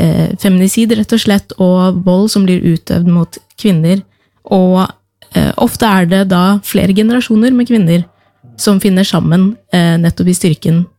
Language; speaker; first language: Norwegian; native; Norwegian